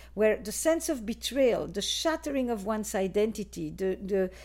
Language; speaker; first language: English; non-native, fluent; Dutch